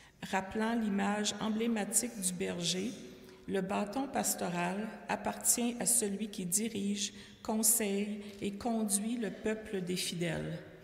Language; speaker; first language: French; native; French